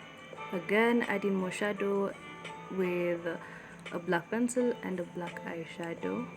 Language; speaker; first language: English; non-native, local second language; Swahili